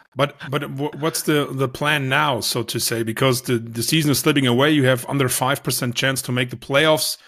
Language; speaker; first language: English; non-native, fluent; German